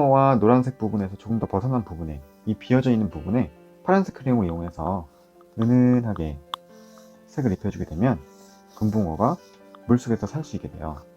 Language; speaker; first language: Korean; native; Korean